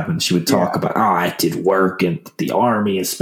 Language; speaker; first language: English; native; English